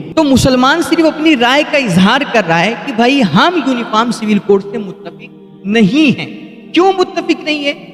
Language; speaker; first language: Urdu; native; Urdu